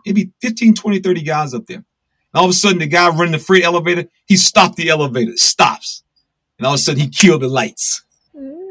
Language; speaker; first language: English; native; English